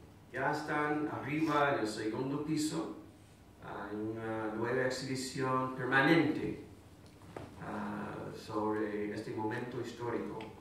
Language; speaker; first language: Spanish; non-native, fluent; English